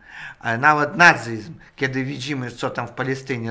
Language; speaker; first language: Polish; non-native, fluent; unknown